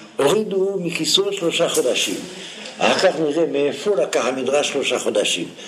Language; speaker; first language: Hebrew; non-native, fluent; French